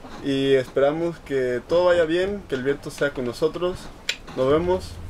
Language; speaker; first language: Spanish; non-native, fluent; French